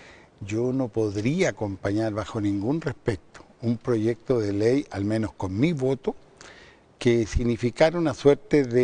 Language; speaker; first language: Spanish; native; Spanish